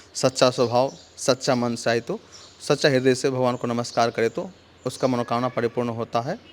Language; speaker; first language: Hindi; non-native, local second language; Telugu